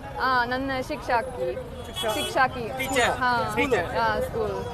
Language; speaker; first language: Kannada; non-native, learner; German